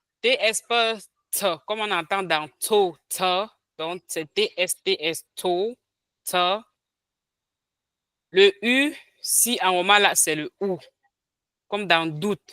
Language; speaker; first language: French; non-native, local second language; Ghomala